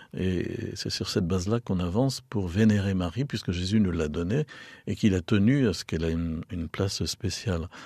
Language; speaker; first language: French; native; French